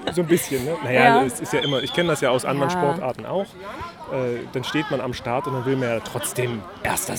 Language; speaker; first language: German; native; German